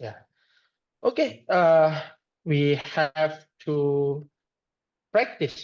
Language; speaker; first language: English; non-native, learner; Indonesian